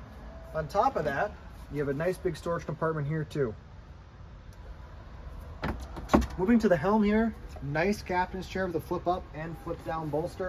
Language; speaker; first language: English; native; English